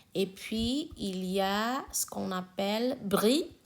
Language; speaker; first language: French; non-native, learner; Indonesian